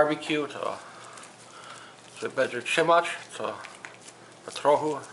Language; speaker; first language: Polish; early bilingual, heritage; Polish